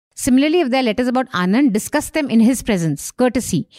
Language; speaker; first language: English; non-native, local second language; Hindi